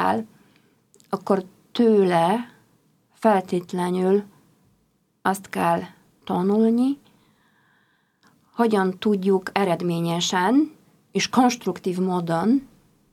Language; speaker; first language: Hungarian; non-native, fluent; Polish